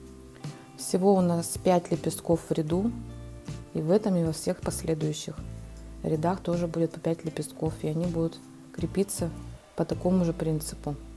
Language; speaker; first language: Russian; native; Russian